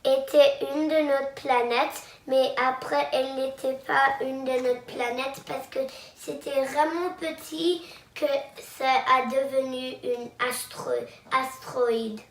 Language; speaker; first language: French; non-native, local second language; English